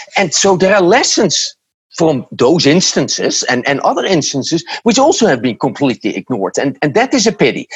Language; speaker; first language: English; non-native, fluent; Dutch